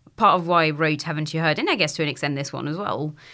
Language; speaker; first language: English; non-native, fluent; French